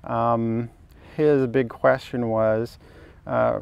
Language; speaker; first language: English; native; English